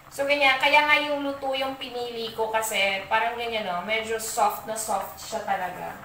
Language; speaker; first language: Filipino; non-native, local second language; Hiligaynon